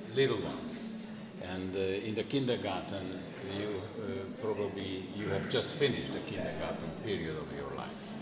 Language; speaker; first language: English; non-native, fluent; Hungarian